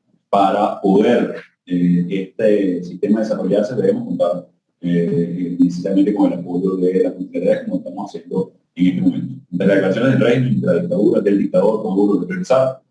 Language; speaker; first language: Spanish; native; Spanish